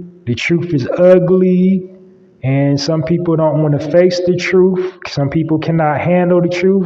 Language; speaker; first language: English; native; English